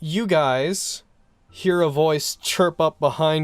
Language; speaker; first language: English; native; English